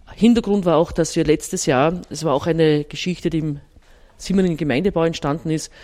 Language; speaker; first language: German; native; German